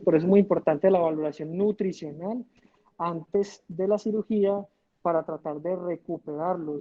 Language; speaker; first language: Spanish; native; Spanish